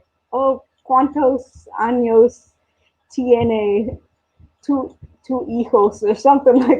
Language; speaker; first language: Spanish; non-native, fluent; English